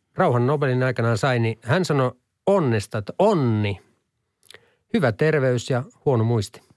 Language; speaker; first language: Finnish; native; Finnish